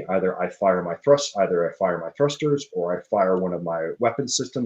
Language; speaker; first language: English; native; English